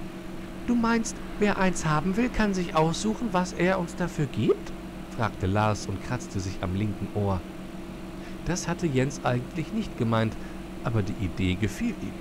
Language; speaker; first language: German; native; German